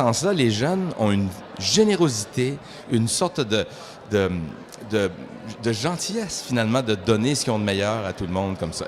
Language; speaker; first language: French; native; French